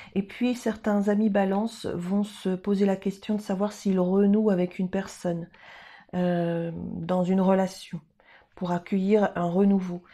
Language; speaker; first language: French; native; French